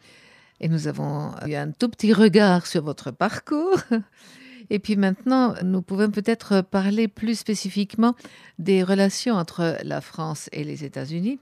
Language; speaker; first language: French; native; French